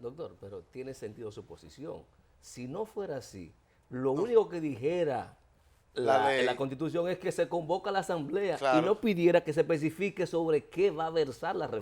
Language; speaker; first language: Spanish; native; Spanish